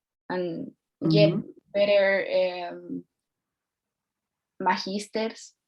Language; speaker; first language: English; non-native, learner; Spanish